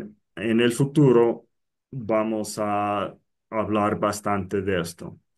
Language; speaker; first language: Spanish; non-native, fluent; English